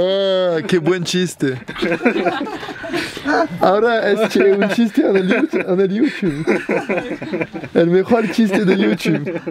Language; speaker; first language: Spanish; non-native, learner; French